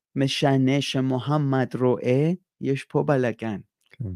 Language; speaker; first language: Hebrew; non-native, fluent; Persian